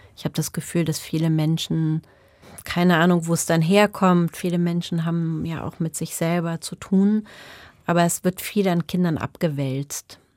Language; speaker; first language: German; native; German